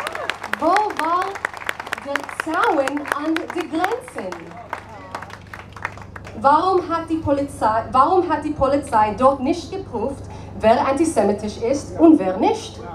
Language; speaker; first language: German; non-native, learner; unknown